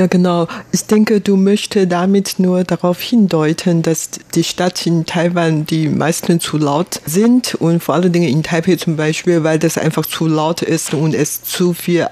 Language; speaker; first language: German; non-native, fluent; Chinese